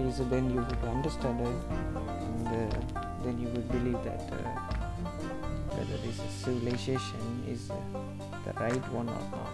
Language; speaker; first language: English; non-native, local second language; Tamil